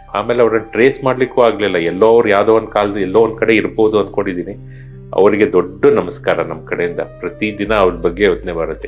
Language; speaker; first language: Kannada; native; Kannada